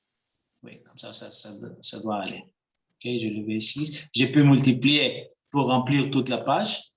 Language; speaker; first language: French; non-native, fluent; Spanish